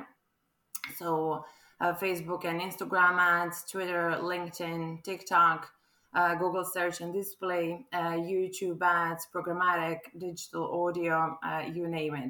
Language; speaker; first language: English; non-native, fluent; Croatian